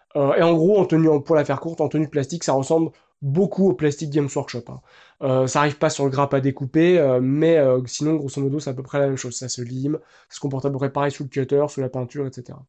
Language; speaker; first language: French; native; French